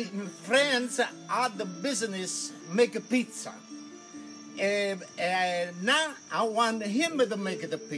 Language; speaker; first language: English; non-native, learner; Italian